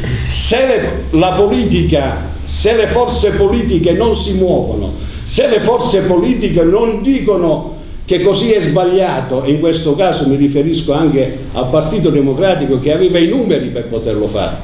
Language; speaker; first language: Italian; native; Italian